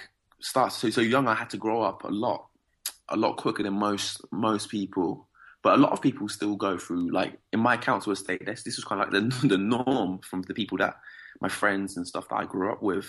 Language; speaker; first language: English; native; English